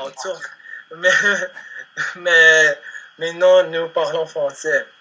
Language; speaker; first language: French; non-native, learner; Spanish